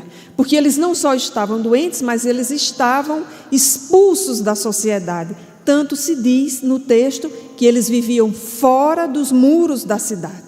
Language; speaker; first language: Portuguese; native; Portuguese